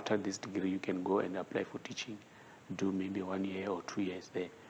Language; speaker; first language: English; non-native, local second language; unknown